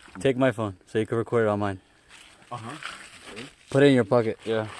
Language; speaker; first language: English; non-native, learner; Polish